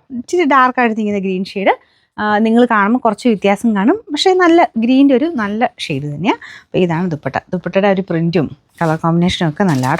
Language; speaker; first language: Malayalam; native; Malayalam